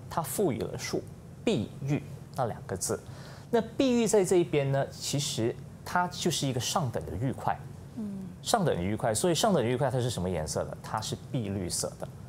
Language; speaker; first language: Chinese; native; Chinese